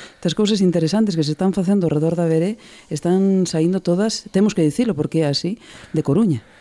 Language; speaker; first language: Galician; non-native, local second language; Spanish